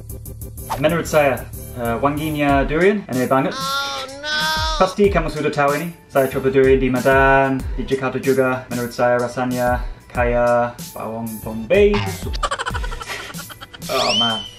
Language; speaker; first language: Indonesian; non-native, fluent; English